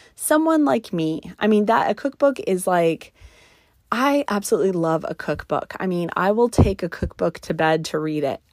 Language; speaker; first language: English; native; English